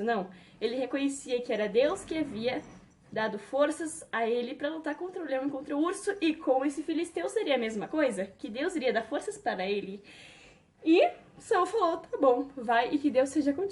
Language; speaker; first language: Portuguese; native; Portuguese